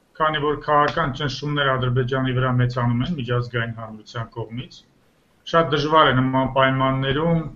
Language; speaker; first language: Armenian; native; Armenian